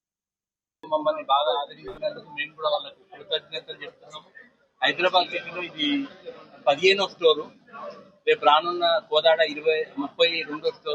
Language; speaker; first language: Telugu; native; Telugu